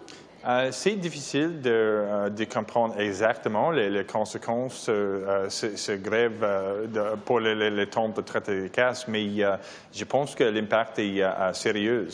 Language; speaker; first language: French; non-native, learner; English